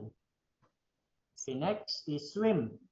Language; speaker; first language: English; non-native, fluent; Filipino